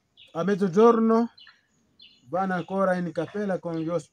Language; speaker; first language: Italian; non-native, fluent; Kinyarwanda